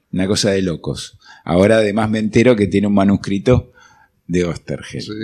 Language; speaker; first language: Spanish; native; Spanish